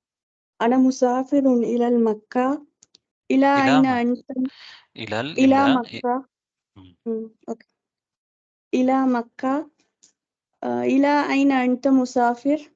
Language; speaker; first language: Arabic; non-native, learner; Tamil